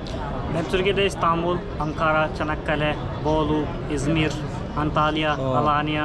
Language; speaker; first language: Turkish; non-native, fluent; Urdu